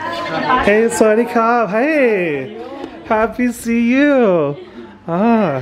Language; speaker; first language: English; native; English